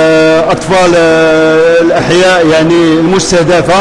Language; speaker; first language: Arabic; native; Arabic